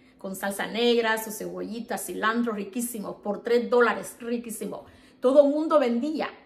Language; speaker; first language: Spanish; native; Spanish